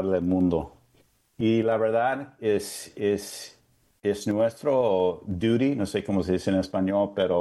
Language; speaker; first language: Spanish; non-native, fluent; English